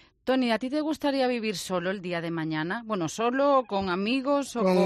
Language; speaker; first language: Spanish; native; Spanish